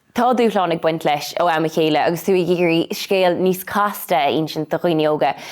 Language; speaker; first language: Irish; non-native, local second language; English